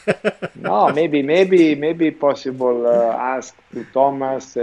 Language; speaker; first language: English; non-native, learner; Italian